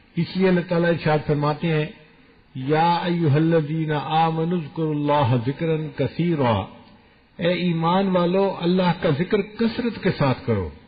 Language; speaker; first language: Urdu; non-native, local second language; Punjabi